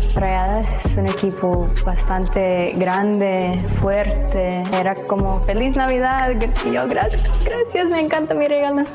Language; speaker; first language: Spanish; early bilingual, heritage; Spanish